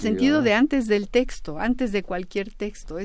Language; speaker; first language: Spanish; native; Spanish